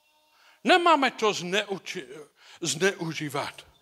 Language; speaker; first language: Czech; non-native, learner; English